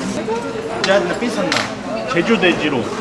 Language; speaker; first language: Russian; non-native, fluent; Korean